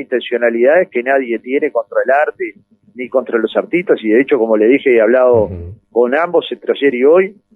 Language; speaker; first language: Spanish; native; Spanish